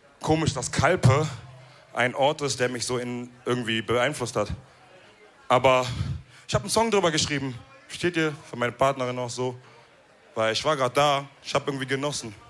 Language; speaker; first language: German; early bilingual, other home language; Wolof